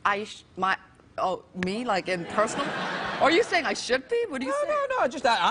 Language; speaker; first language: English; early bilingual, other home language; Korean